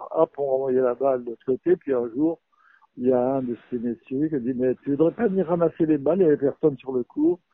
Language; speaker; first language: French; native; French